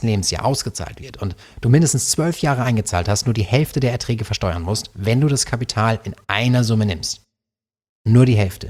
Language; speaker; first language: German; native; German